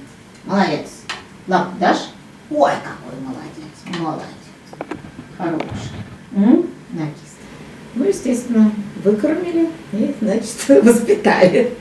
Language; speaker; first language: Russian; native; Russian